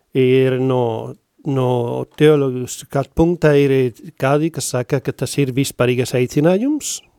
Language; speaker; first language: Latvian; non-native, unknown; Spanish